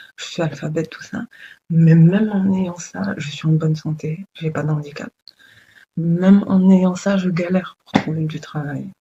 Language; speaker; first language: French; early bilingual, other home language; Lingala